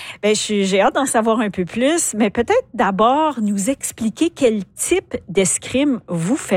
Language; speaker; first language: French; native; French